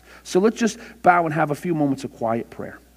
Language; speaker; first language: English; native; English